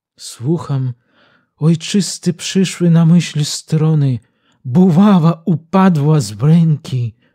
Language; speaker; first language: Polish; early bilingual, heritage; Polish